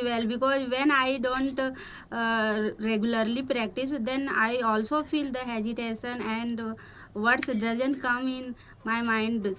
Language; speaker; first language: English; non-native, learner; Hindi